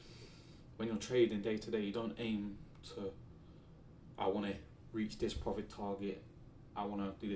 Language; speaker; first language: English; native; English